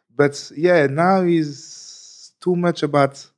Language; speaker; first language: English; non-native, fluent; French